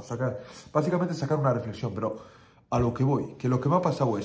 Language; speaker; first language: Spanish; native; Spanish